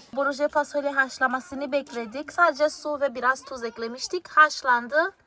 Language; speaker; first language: Turkish; non-native, fluent; Portuguese